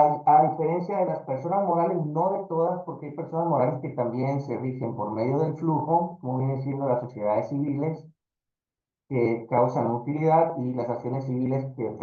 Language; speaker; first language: Spanish; native; Spanish